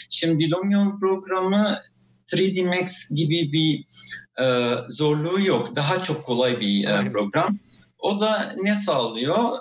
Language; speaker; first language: Turkish; non-native, fluent; Arabic